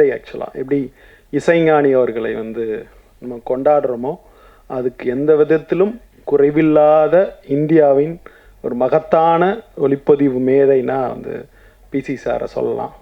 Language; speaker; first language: Tamil; native; Tamil